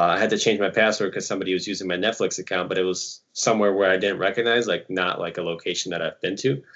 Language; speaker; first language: English; early bilingual, other home language; Ukrainian